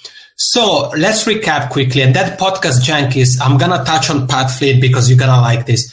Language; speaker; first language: English; non-native, fluent; Italian